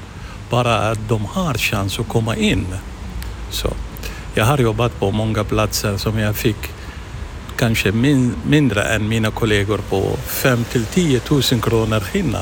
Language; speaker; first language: Swedish; non-native, fluent; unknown